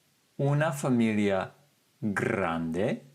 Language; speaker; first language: Spanish; non-native, fluent; English